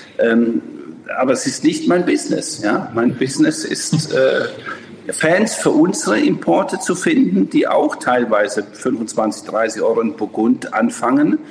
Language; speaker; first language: German; non-native, fluent; Croatian